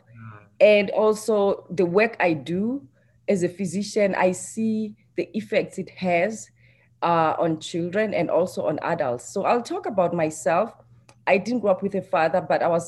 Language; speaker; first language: English; non-native, local second language; Xhosa